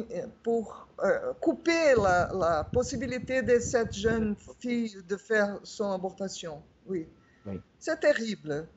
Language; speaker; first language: French; non-native, fluent; Portuguese